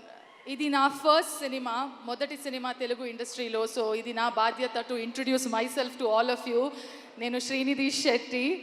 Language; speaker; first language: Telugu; non-native, learner; Kannada